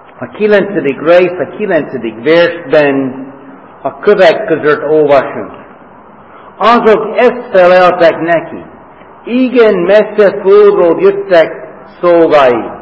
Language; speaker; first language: Hungarian; non-native, fluent; English